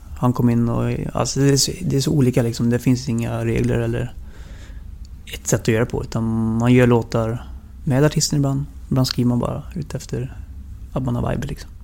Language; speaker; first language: Swedish; native; Swedish